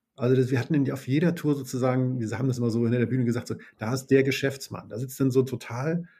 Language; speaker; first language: German; native; German